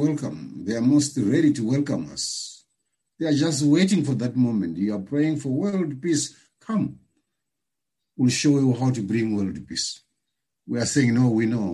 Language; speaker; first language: English; non-native, local second language; Shona